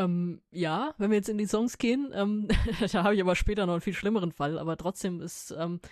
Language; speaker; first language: German; native; German